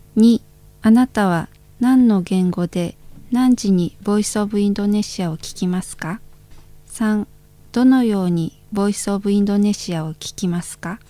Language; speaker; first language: Japanese; non-native, fluent; Indonesian